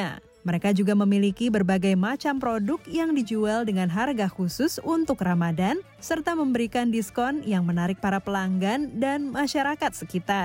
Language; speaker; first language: Indonesian; native; Indonesian